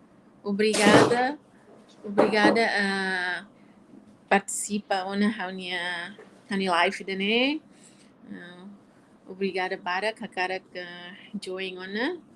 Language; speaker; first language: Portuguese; non-native, local second language; Tetum